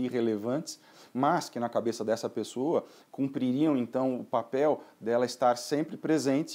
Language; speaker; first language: Portuguese; native; Portuguese